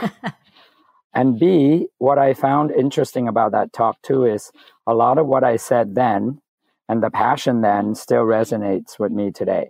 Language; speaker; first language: English; non-native, fluent; Vietnamese